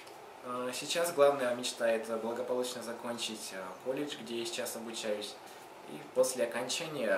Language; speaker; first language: Russian; native; Russian